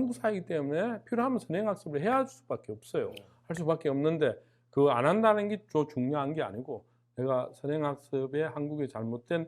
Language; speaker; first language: Korean; native; Korean